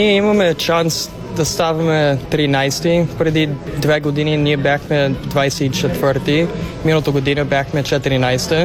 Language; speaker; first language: Bulgarian; non-native, learner; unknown